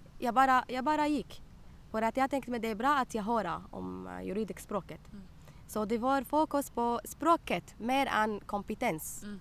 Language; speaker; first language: Swedish; non-native, learner; Arabic